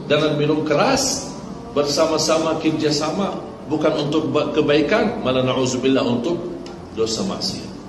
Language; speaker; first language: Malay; non-native, fluent; Arabic